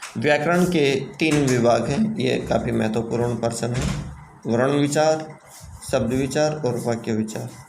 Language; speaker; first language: Hindi; native; Hindi